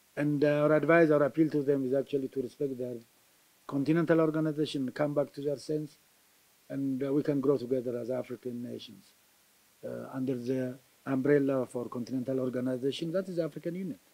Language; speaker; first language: English; non-native, local second language; Amharic